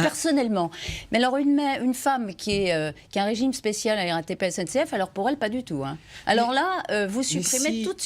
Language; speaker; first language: French; native; French